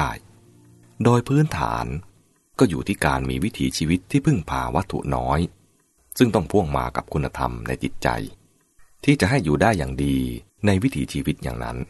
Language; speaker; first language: Thai; native; Thai